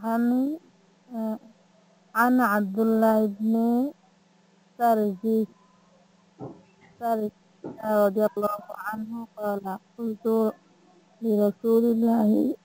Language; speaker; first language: Arabic; non-native, learner; Bangla